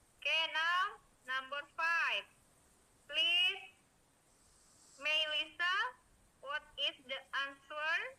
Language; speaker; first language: English; non-native, learner; Indonesian